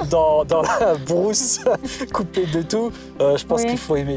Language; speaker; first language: French; native; French